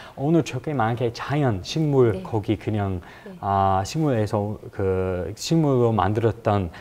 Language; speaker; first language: Korean; non-native, learner; English